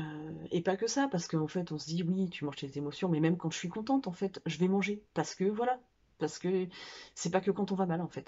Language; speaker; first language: French; native; French